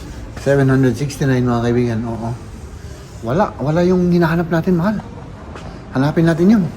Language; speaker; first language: Filipino; native; Filipino